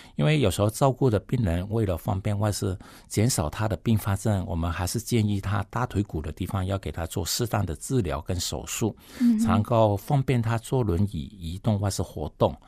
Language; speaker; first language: Chinese; non-native, fluent; Cantonese